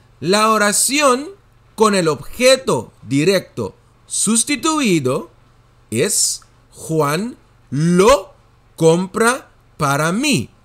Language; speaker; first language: Spanish; non-native, fluent; Dutch